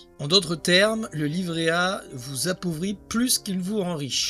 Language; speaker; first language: French; native; French